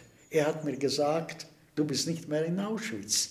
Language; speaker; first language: German; non-native, fluent; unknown